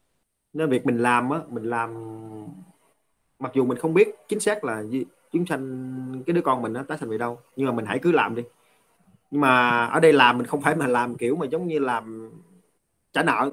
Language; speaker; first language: Vietnamese; native; Vietnamese